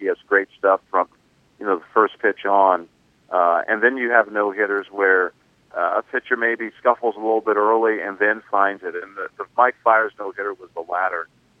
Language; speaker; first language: English; native; English